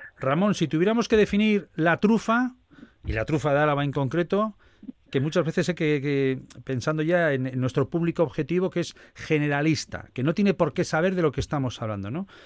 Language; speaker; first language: Spanish; native; Spanish